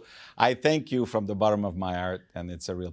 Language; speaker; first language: English; non-native, fluent; French